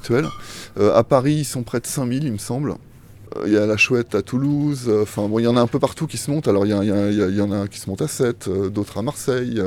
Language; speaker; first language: French; native; French